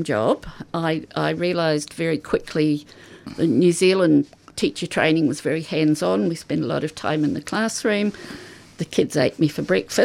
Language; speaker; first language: English; native; English